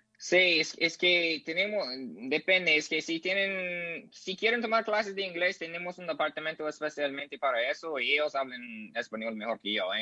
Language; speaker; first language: Spanish; non-native, learner; English